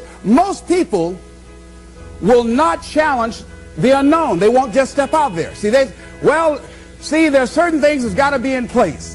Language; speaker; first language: English; native; English